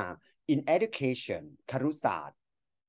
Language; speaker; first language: English; non-native, fluent; Thai